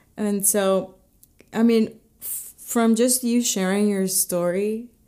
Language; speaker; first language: English; native; English